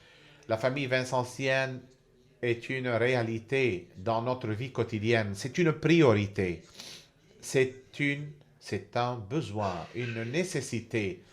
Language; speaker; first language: French; non-native, fluent; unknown